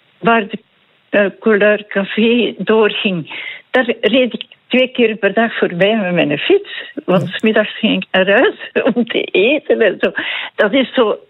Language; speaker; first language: Dutch; native; Dutch